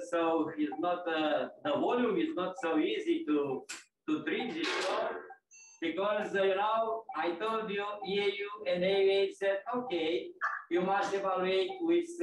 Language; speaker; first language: English; non-native, fluent; Romanian